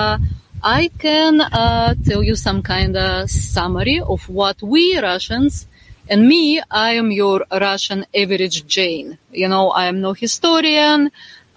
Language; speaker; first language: English; non-native, fluent; Russian